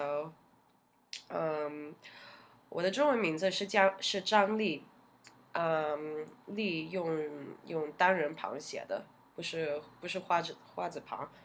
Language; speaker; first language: Chinese; early bilingual, heritage; Chinese